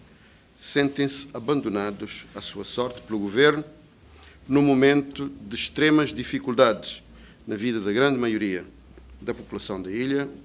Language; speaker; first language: Portuguese; native; Portuguese